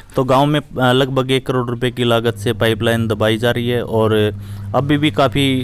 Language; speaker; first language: Hindi; native; Hindi